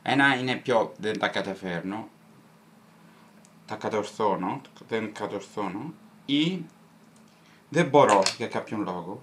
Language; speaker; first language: Greek; non-native, fluent; Italian